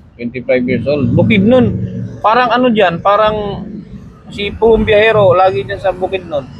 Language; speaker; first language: Filipino; native; Filipino